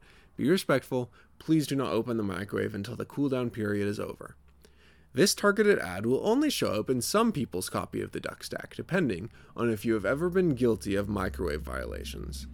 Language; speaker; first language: English; native; English